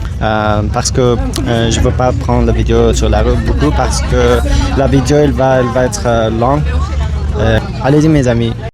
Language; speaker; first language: French; non-native, learner; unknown